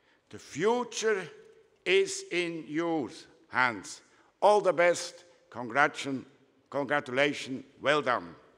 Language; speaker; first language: English; non-native, fluent; German